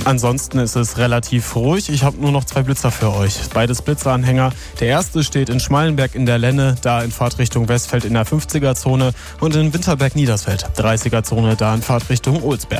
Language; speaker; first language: German; native; German